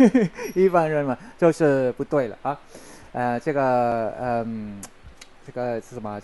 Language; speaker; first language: Chinese; non-native, learner; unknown